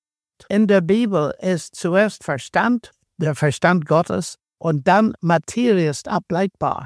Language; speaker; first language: German; non-native, fluent; English